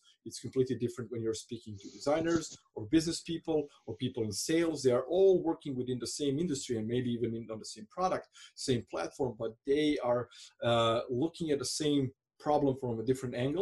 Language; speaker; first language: English; non-native, fluent; Croatian